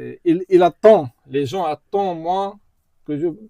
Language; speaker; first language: French; non-native, learner; Arabic